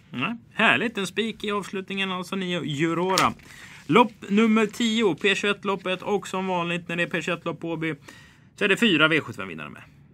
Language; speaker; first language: Swedish; native; Swedish